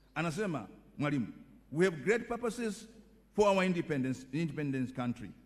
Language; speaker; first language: English; non-native, local second language; Swahili